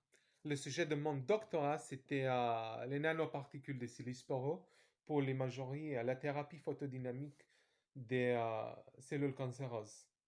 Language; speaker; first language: French; non-native, fluent; Serbian